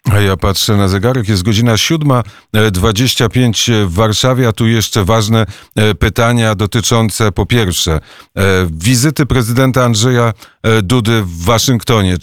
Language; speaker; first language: Polish; native; Polish